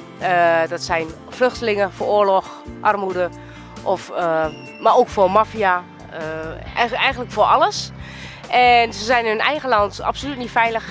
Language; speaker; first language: Dutch; native; Dutch